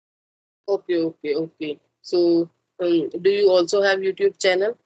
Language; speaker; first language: English; non-native, local second language; Hindi